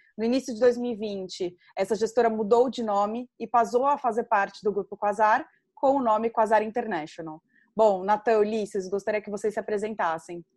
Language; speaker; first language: Portuguese; native; Portuguese